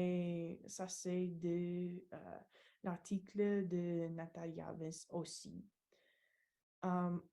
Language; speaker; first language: French; non-native, learner; English